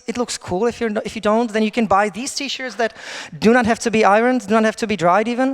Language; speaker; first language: English; non-native, fluent; Czech